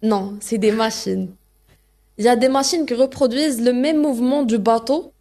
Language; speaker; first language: French; non-native, local second language; Arabic